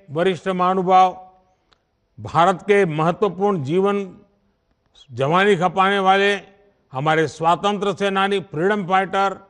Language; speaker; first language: Hindi; non-native, local second language; Gujarati